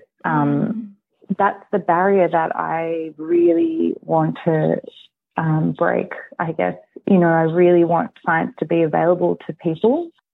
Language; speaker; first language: English; early bilingual, heritage; English